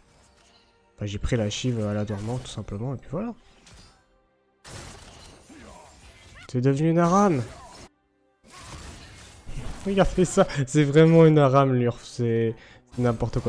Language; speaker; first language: French; native; French